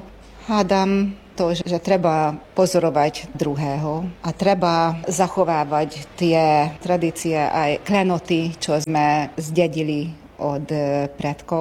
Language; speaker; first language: Slovak; early bilingual, heritage; Slovak